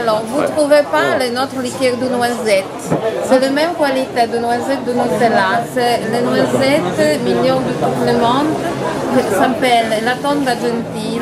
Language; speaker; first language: French; non-native, learner; Italian